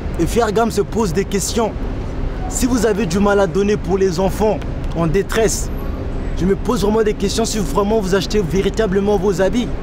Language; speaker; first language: French; early bilingual, other home language; Lingala